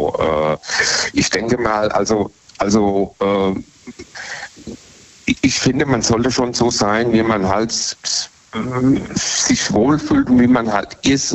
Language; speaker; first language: German; native; German